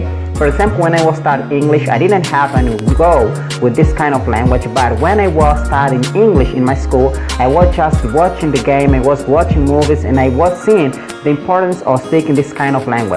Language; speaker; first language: English; non-native, fluent; Portuguese